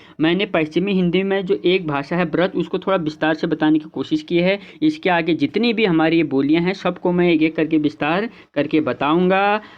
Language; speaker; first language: Hindi; native; Hindi